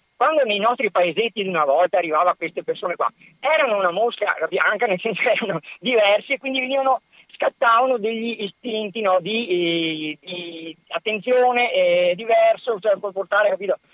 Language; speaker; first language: Italian; native; Italian